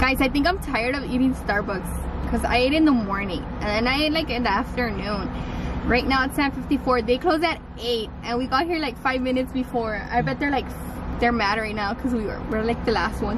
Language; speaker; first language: English; early bilingual, other home language; Spanish